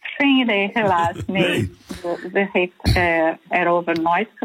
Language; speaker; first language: Dutch; non-native, fluent; Portuguese